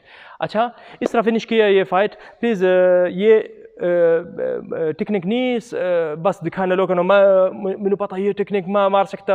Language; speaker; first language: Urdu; non-native, learner; Arabic